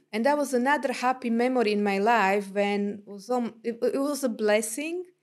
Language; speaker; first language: English; non-native, fluent; Slovak